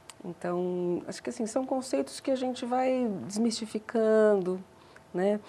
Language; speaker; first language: Portuguese; native; Portuguese